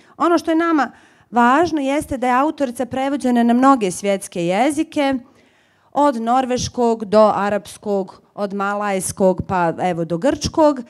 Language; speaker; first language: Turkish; non-native, fluent; Bosnian